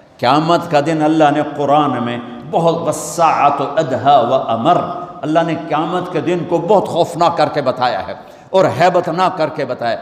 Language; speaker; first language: Urdu; non-native, local second language; Punjabi